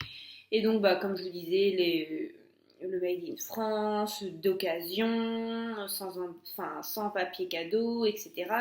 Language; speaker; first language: French; native; French